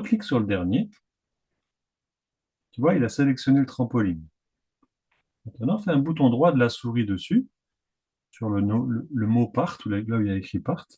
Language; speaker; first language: French; native; French